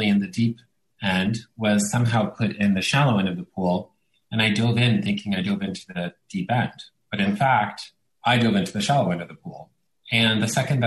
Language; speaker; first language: English; early bilingual, other home language; Italian